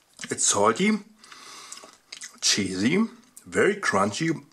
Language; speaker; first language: English; non-native, fluent; German